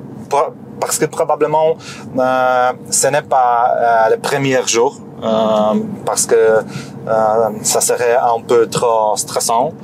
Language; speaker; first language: French; non-native, learner; Polish